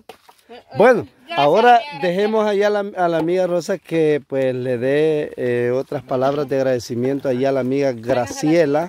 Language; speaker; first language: Spanish; native; Spanish